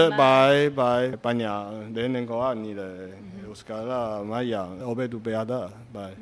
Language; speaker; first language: Basque; non-native, learner; Chinese